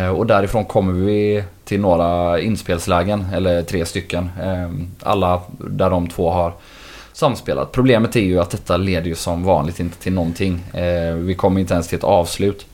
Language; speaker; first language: Swedish; native; Swedish